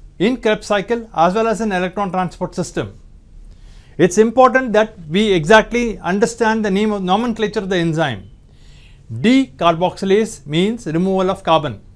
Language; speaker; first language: English; non-native, local second language; Tamil